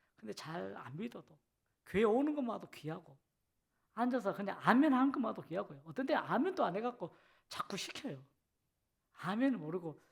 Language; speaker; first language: Korean; native; Korean